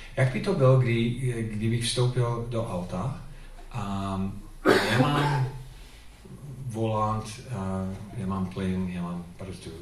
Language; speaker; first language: Czech; non-native, fluent; English